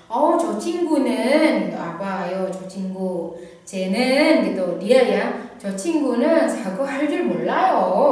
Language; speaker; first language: Korean; non-native, fluent; Indonesian